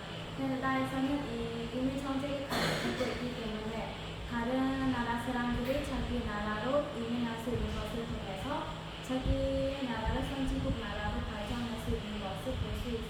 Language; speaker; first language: Korean; non-native, fluent; Khmer